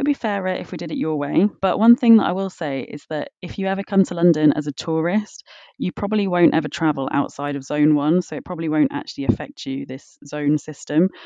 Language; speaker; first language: English; native; English